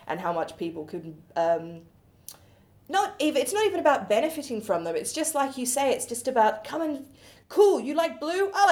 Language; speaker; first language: English; native; English